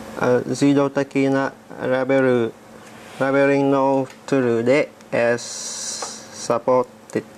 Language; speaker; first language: Japanese; non-native, learner; Vietnamese